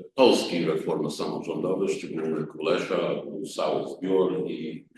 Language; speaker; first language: Polish; non-native, learner; English